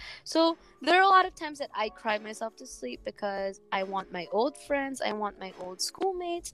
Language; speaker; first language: English; non-native, local second language; Filipino